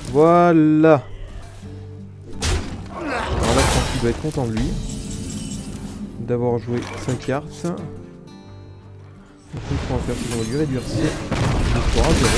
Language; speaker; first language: French; native; French